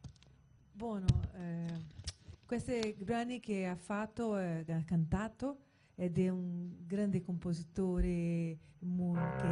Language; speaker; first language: Italian; non-native, learner; Portuguese